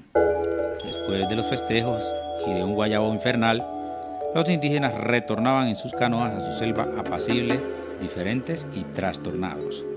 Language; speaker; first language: Spanish; native; Spanish